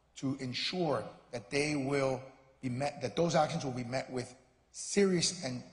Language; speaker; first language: English; early bilingual, other home language; Spanish